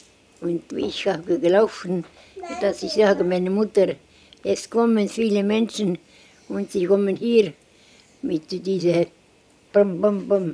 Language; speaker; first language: German; non-native, learner; Estonian